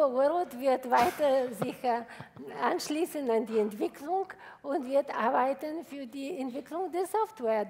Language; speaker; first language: German; non-native, fluent; Bulgarian